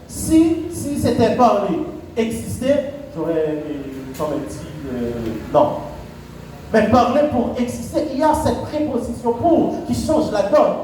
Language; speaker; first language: French; non-native, local second language; Haitian Creole